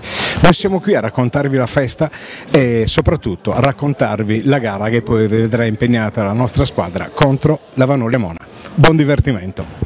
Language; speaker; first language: Italian; native; Italian